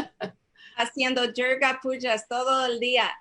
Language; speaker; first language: Spanish; non-native, learner; English